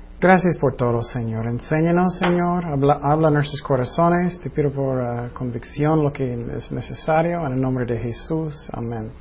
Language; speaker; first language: Spanish; non-native, fluent; English